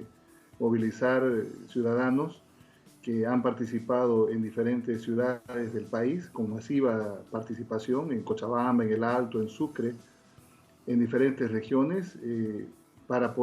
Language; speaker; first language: Spanish; native; Spanish